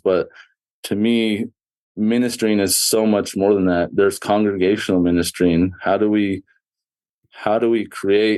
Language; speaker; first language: English; native; English